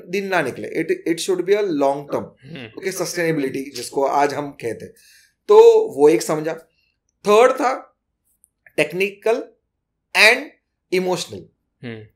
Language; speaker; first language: Hindi; non-native, local second language; Marathi